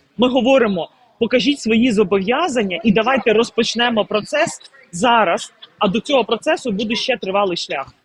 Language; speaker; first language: Ukrainian; native; Ukrainian